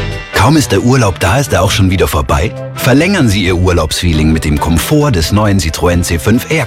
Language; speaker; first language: German; native; German